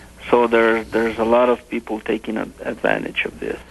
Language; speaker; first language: English; non-native, fluent; Spanish